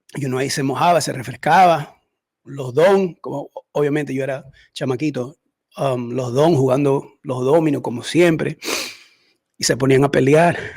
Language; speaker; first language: Spanish; early bilingual, heritage; Spanish